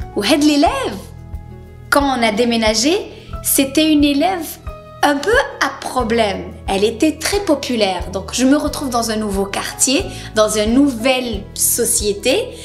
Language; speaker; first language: French; native; French